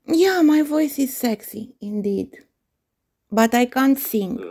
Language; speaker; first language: English; non-native, fluent; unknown